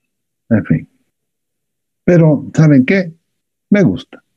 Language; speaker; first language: Spanish; native; Spanish